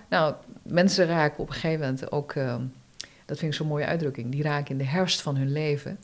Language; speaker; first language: Dutch; early bilingual, other home language; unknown